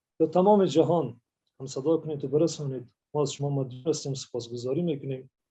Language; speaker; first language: Tajik; early bilingual, heritage; Persian